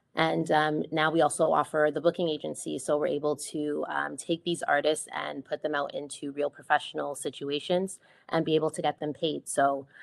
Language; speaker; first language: English; native; English